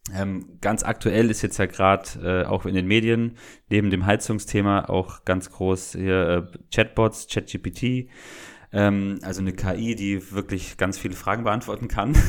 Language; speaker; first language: German; native; German